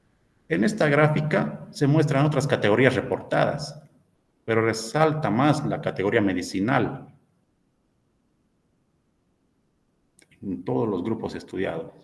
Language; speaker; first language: Spanish; native; Spanish